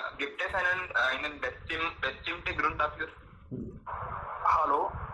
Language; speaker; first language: German; non-native, learner; Hindi